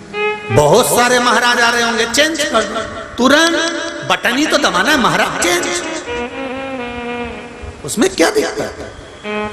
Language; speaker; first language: Hindi; native; Hindi